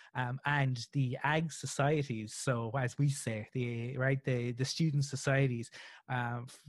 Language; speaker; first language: English; native; English